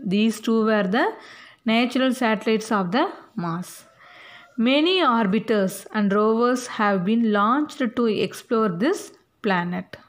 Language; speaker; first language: English; non-native, local second language; Tamil